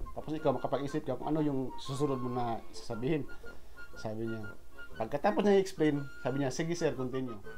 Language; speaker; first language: Filipino; non-native, local second language; Cebuano